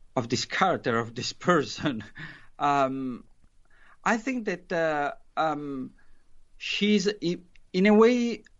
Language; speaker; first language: English; non-native, fluent; Italian